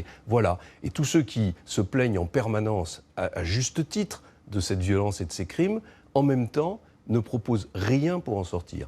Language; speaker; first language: French; native; French